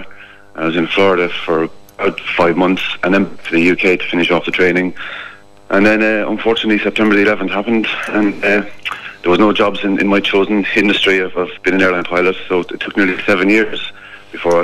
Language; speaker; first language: English; native; English